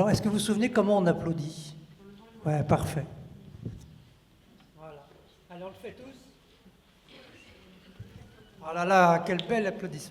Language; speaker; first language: French; native; French